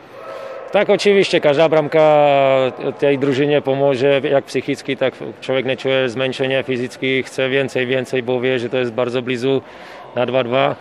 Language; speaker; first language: Polish; non-native, learner; Czech